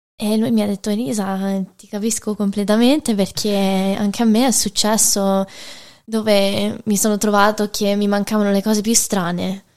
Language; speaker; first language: Italian; early bilingual, heritage; English